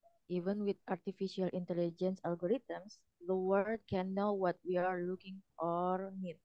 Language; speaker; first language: English; non-native, learner; Indonesian